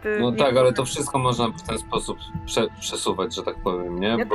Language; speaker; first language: Polish; native; Polish